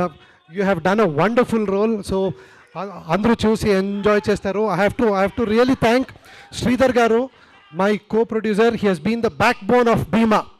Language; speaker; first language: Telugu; non-native, learner; Kannada